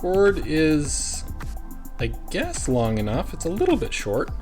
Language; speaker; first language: English; native; English